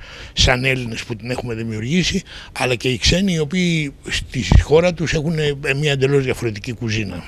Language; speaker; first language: Greek; native; Greek